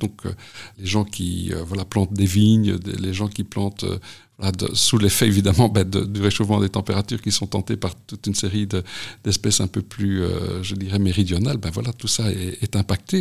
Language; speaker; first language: French; native; French